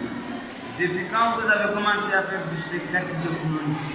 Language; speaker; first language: French; non-native, local second language; Comorian